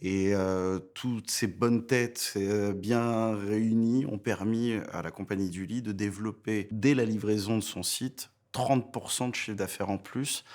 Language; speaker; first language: French; native; French